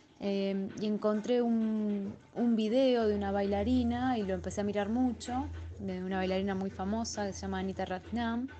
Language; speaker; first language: Spanish; native; Spanish